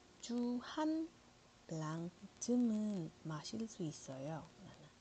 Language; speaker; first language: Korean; non-native, learner; Iloko